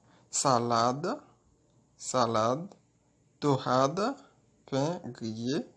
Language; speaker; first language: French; non-native, local second language; Haitian Creole